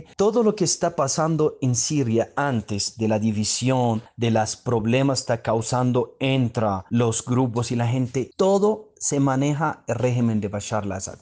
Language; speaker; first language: Spanish; non-native, fluent; Arabic